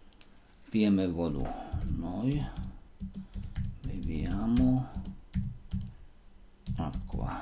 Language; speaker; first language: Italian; non-native, learner; Slovak